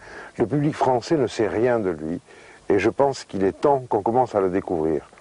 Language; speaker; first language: French; native; French